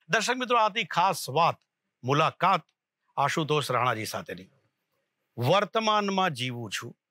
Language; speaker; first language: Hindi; non-native, local second language; Gujarati